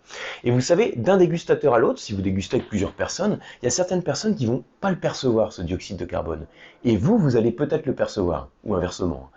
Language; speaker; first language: French; native; French